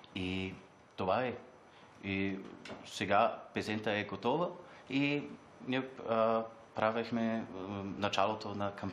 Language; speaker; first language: Bulgarian; non-native, learner; German